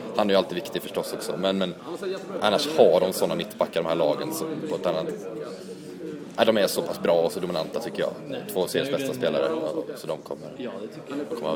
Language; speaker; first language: Swedish; native; Swedish